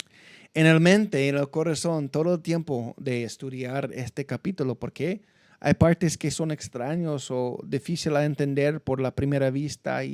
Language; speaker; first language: Spanish; non-native, fluent; English